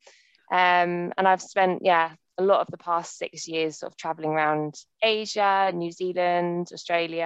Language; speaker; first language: English; native; English